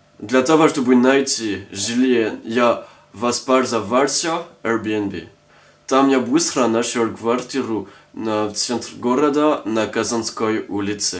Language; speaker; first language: Russian; non-native, learner; French